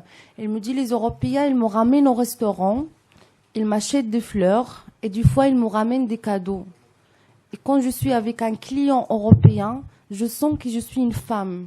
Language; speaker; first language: French; non-native, local second language; Arabic